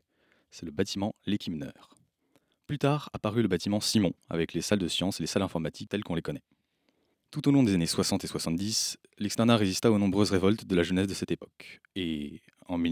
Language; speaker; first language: French; native; French